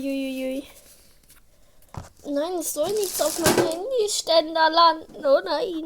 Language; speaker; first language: German; native; German